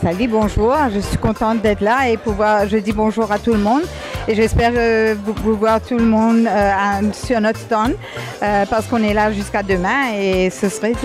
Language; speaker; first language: French; non-native, local second language; Morisyen